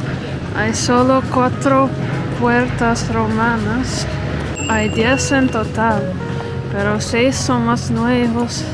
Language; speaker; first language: Spanish; non-native, fluent; Dutch